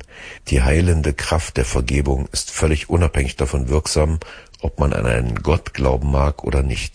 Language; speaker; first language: German; native; German